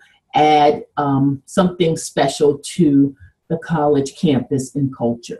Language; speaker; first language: English; native; English